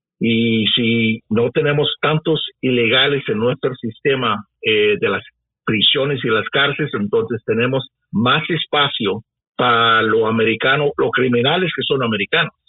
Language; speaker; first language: Spanish; early bilingual, heritage; Spanish